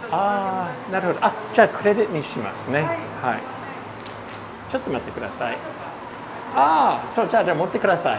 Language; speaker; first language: Japanese; non-native, fluent; English